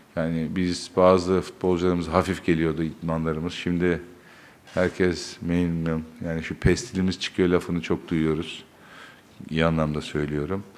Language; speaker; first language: Turkish; native; Turkish